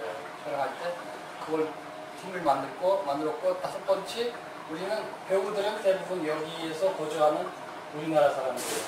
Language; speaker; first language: Korean; non-native, fluent; Kyrgyz